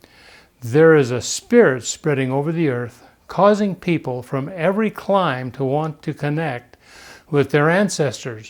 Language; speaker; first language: English; native; English